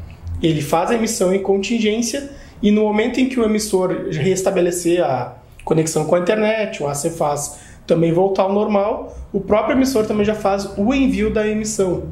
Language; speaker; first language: Portuguese; native; Portuguese